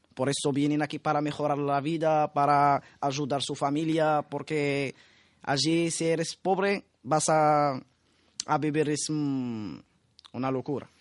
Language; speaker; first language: Spanish; non-native, learner; Arabic